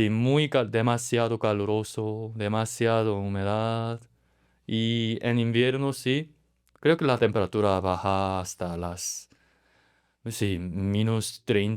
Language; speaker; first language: Spanish; non-native, learner; Korean